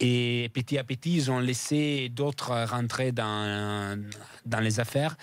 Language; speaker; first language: French; non-native, fluent; Italian